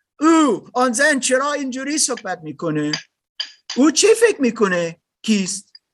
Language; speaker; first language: Persian; non-native, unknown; English